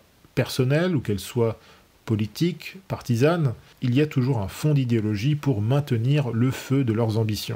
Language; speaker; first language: French; native; French